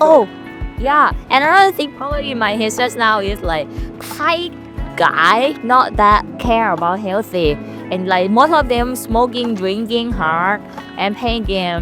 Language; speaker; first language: English; non-native, learner; Thai